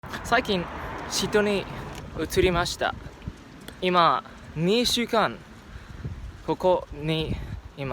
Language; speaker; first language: Japanese; non-native, learner; English